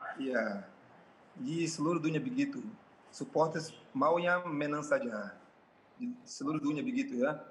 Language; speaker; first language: Indonesian; non-native, fluent; Portuguese